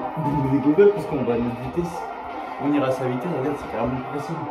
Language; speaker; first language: French; native; French